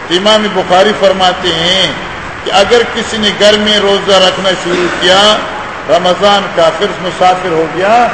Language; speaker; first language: Urdu; non-native, local second language; Pashto